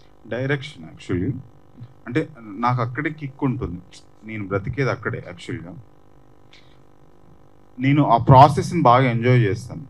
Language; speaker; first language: Telugu; native; Telugu